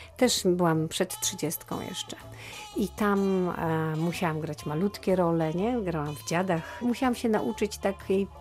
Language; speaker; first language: Polish; native; Polish